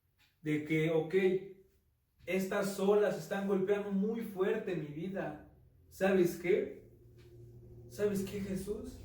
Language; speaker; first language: Spanish; native; Spanish